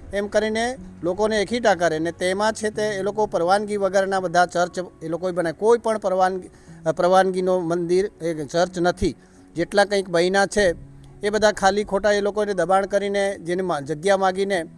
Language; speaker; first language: Gujarati; non-native, local second language; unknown